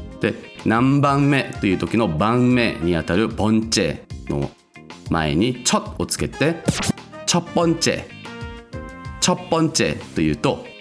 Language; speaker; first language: Japanese; non-native, local second language; Korean